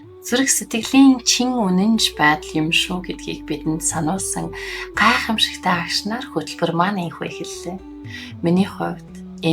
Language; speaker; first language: Mongolian; native; Mongolian